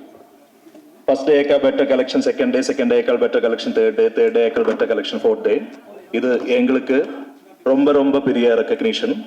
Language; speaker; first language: Tamil; non-native, local second language; Malayalam